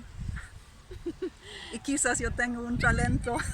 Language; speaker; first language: Spanish; non-native, learner; German